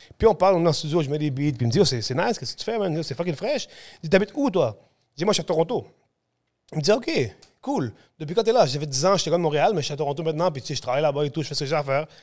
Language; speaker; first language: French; early bilingual, other home language; Spanish